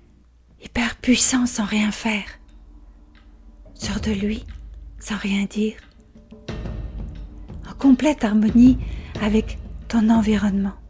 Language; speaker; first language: French; native; French